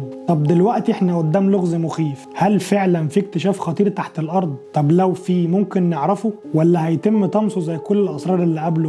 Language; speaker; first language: Arabic; native; Arabic